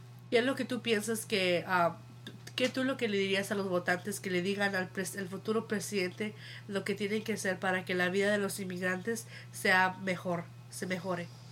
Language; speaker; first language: Spanish; early bilingual, heritage; Spanish